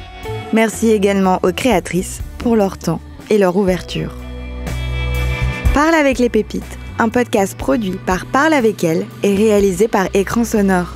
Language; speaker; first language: French; native; French